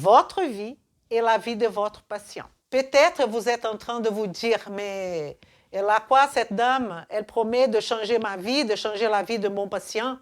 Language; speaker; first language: French; non-native, fluent; Portuguese